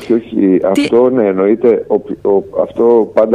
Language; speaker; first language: Greek; native; Greek